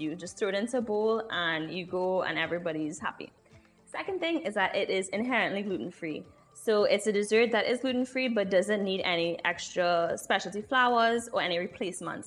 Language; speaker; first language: English; native; English